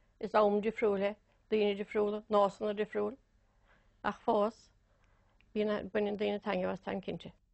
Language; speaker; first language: Irish; native; Irish